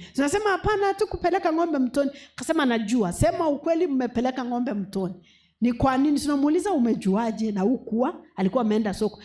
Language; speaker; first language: Swahili; non-native, local second language; Gusii